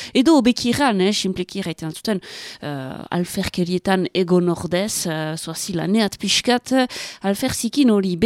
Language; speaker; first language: Basque; native; Basque